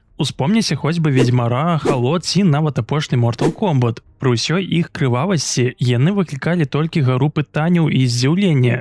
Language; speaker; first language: Belarusian; native; Belarusian